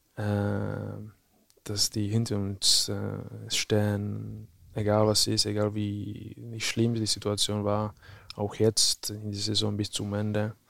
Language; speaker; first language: German; non-native, fluent; Czech